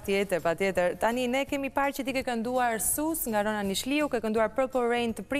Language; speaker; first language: Albanian; native; Albanian